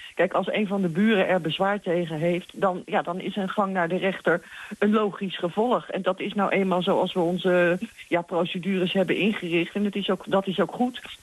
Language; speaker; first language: Dutch; native; Dutch